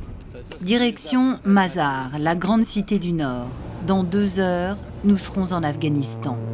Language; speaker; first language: French; native; French